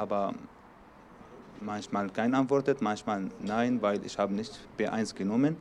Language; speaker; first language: German; non-native, learner; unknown